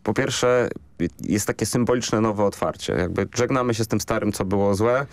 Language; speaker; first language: Polish; native; Polish